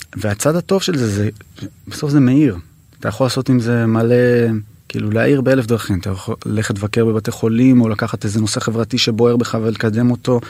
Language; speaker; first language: Hebrew; native; Hebrew